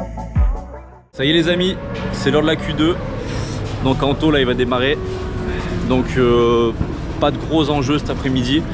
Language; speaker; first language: French; native; French